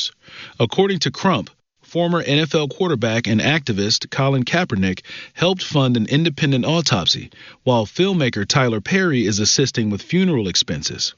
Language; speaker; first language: English; native; English